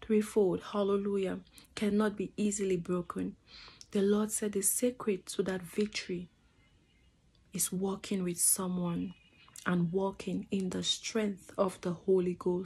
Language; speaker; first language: English; non-native, fluent; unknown